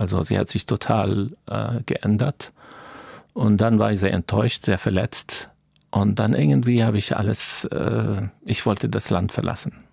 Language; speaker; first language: German; non-native, fluent; Arabic